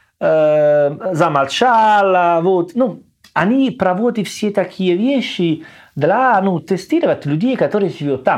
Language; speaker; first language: Russian; non-native, learner; Italian